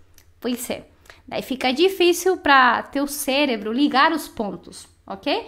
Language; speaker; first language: Portuguese; non-native, fluent; Spanish